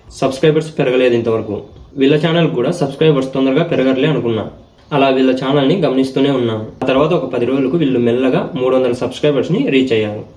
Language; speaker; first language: Telugu; native; Telugu